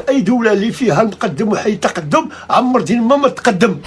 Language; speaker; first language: Arabic; native; Arabic